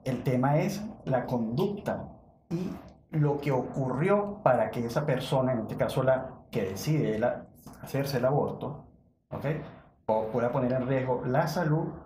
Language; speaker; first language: Spanish; native; Spanish